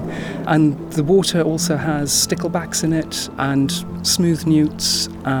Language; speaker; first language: English; native; English